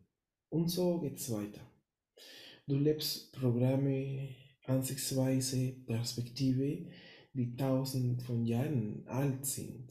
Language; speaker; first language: German; non-native, fluent; Spanish